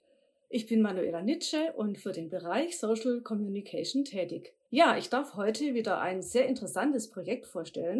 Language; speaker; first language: German; native; German